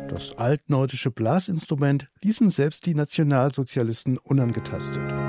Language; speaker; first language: German; native; German